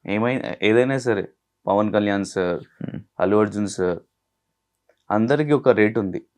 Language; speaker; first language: Telugu; non-native, local second language; Urdu